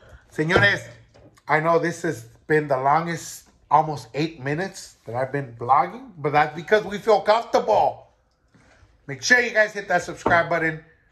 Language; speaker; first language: English; early bilingual, other home language; Spanish